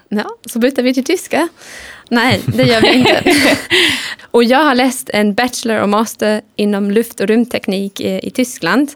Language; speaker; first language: Swedish; non-native, fluent; German